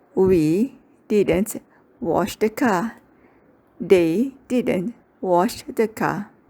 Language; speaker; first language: English; non-native, local second language; Malay